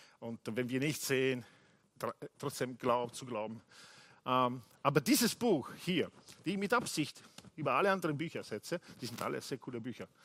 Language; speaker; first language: German; non-native, fluent; English